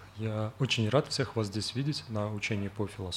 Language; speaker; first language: Russian; native; Russian